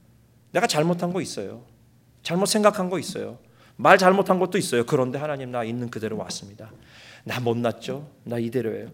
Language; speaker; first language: Korean; early bilingual, heritage; Korean